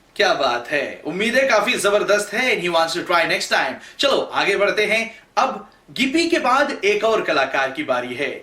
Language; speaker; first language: Hindi; native; Hindi